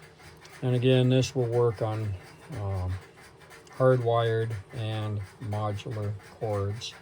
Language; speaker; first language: English; native; English